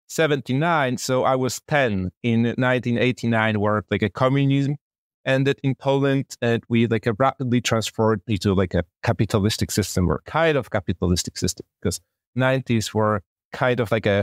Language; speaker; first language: English; non-native, fluent; Polish